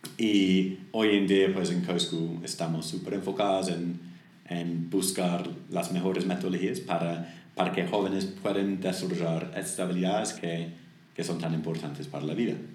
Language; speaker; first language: Spanish; non-native, fluent; English